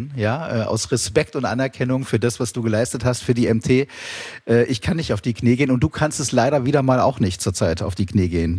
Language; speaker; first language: German; native; German